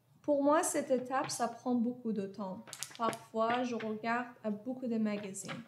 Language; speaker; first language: French; non-native, fluent; Persian